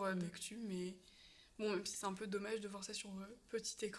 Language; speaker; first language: French; native; French